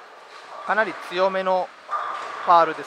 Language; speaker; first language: Japanese; native; Japanese